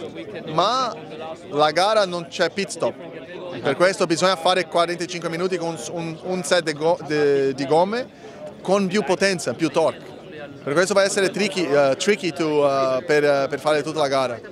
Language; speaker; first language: Italian; non-native, learner; Portuguese